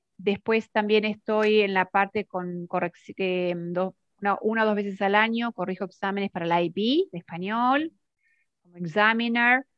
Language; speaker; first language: Spanish; native; Spanish